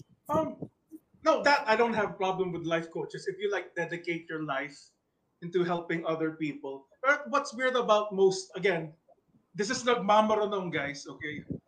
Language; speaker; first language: English; non-native, local second language; Filipino